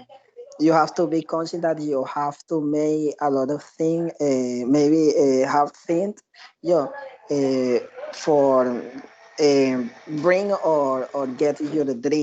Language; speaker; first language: English; non-native, learner; Spanish